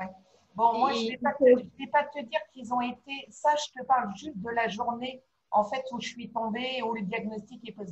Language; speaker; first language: French; native; French